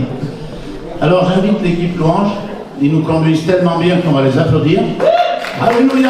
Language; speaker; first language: French; native; French